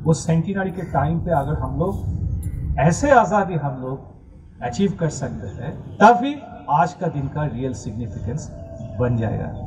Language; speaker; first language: Hindi; non-native, local second language; Bangla